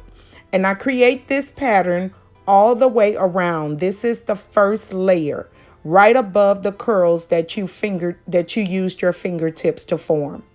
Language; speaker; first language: English; native; English